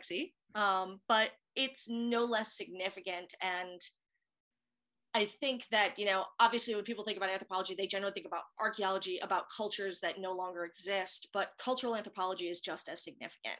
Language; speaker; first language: English; native; English